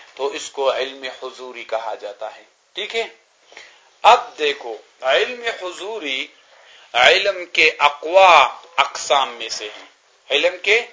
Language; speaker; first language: Urdu; non-native, local second language; Pashto